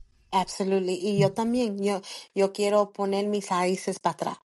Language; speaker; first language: Spanish; early bilingual, heritage; Spanish